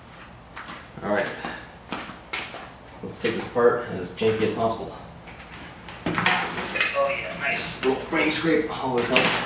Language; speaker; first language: English; native; English